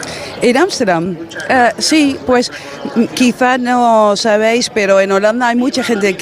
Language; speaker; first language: Spanish; non-native, fluent; Dutch